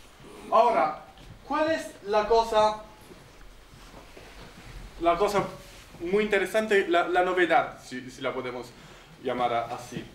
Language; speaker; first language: Spanish; non-native, fluent; Italian